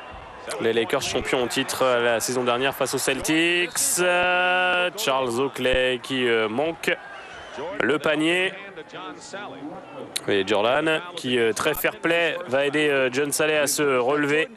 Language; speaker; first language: French; native; French